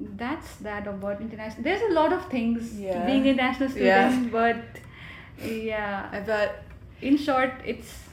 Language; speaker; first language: English; non-native, local second language; Nepali